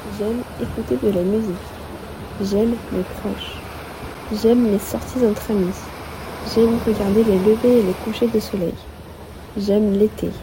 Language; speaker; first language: French; native; French